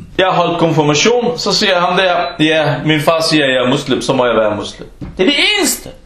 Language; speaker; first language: Danish; early bilingual, other home language; Arabic